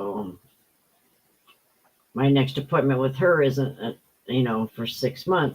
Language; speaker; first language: English; native; English